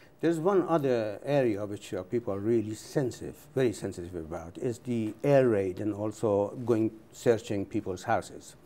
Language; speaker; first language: English; non-native, fluent; Persian